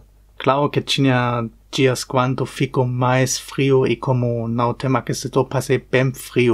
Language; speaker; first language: Portuguese; non-native, fluent; German